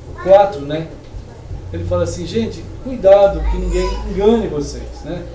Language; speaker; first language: Portuguese; native; Portuguese